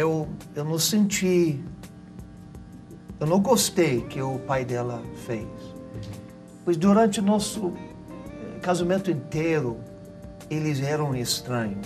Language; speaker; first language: Portuguese; non-native, fluent; English